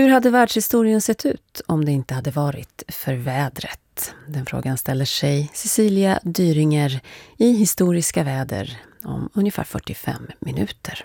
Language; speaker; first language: Swedish; native; Swedish